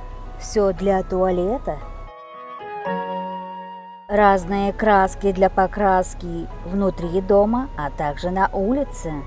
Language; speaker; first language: Russian; non-native, local second language; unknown